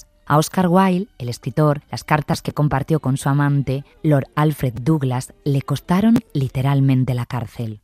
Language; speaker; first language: Spanish; native; Spanish